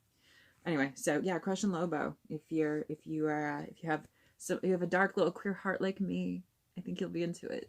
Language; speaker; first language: English; native; English